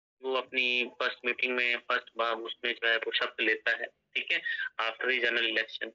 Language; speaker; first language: Hindi; native; Hindi